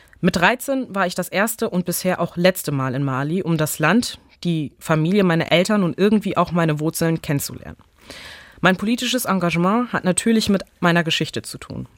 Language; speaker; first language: German; early bilingual, other home language; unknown